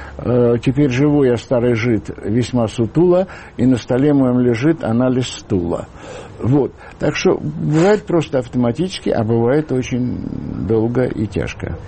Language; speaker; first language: Russian; native; Russian